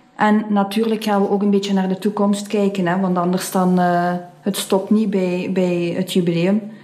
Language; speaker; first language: Dutch; native; Dutch